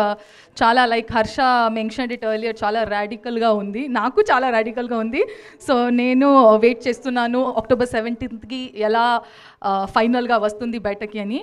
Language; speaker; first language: Telugu; non-native, learner; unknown